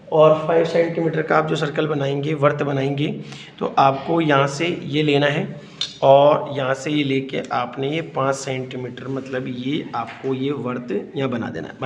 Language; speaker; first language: Hindi; native; Hindi